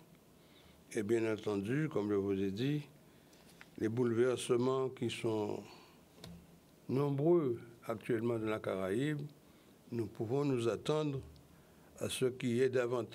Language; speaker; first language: French; native; French